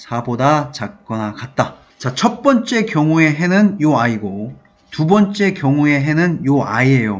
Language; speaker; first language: Korean; native; Korean